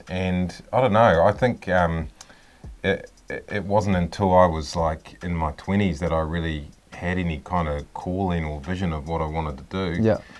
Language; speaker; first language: English; native; English